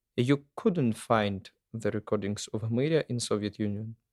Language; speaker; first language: English; non-native, fluent; Ukrainian